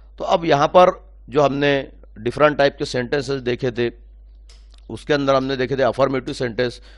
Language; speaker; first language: Urdu; native; Urdu